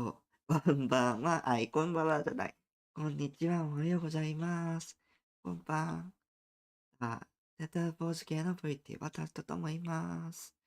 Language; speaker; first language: Japanese; non-native, learner; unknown